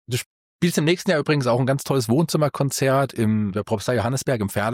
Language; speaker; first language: German; native; German